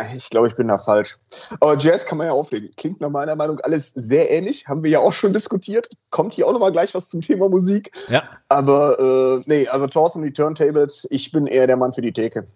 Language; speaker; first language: German; native; German